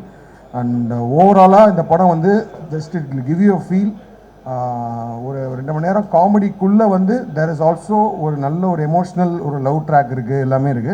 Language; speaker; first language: Tamil; native; Tamil